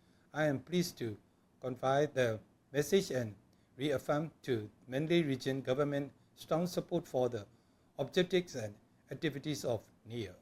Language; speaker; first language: English; non-native, local second language; Burmese